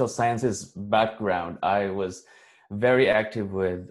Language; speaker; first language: English; non-native, local second language; Cebuano